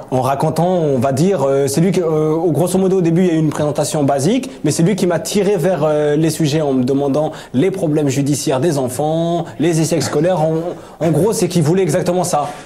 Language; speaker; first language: French; native; French